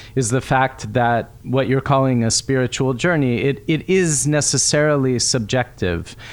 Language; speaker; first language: English; native; English